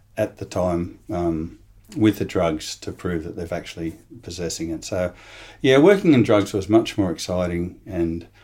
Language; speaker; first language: English; native; English